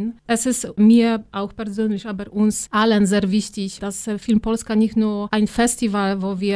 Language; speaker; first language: German; non-native, fluent; Polish